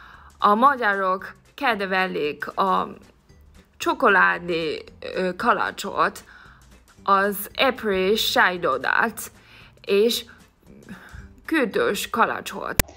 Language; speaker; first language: Hungarian; non-native, learner; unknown